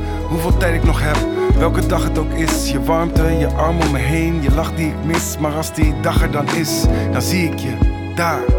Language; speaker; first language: Dutch; native; Dutch